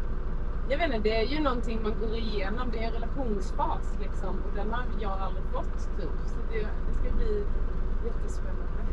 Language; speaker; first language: Swedish; native; Swedish